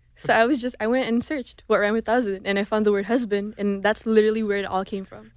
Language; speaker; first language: English; non-native, fluent; Indonesian